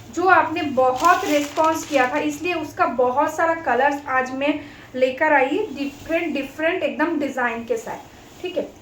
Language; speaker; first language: Hindi; non-native, local second language; Bangla